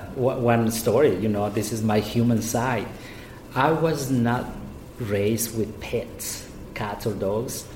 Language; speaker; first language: English; non-native, fluent; Spanish